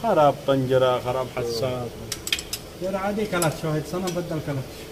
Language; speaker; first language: Arabic; non-native, learner; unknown